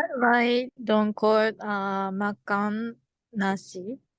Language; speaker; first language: English; non-native, learner; Japanese